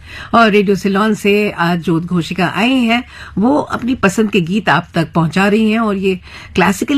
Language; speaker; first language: Hindi; native; Hindi